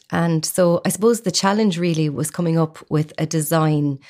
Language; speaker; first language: English; native; English